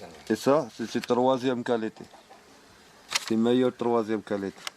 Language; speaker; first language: French; non-native, learner; Arabic